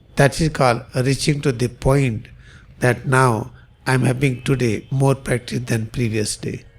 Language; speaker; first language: English; non-native, local second language; Hindi